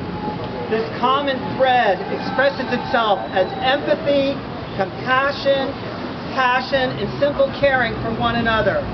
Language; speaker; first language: English; native; English